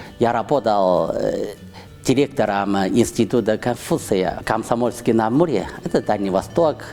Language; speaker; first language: Russian; non-native, fluent; Chinese